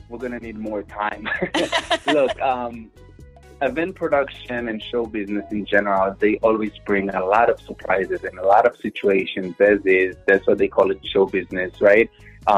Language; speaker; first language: English; non-native, fluent; Hebrew